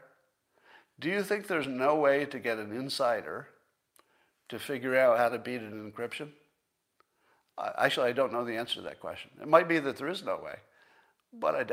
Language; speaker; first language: English; native; English